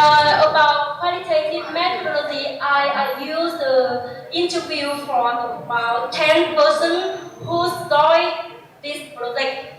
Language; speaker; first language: English; non-native, learner; Vietnamese